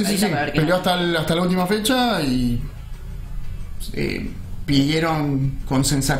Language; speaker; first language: Spanish; native; Spanish